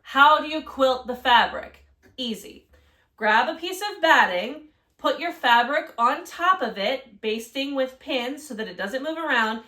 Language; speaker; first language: English; native; English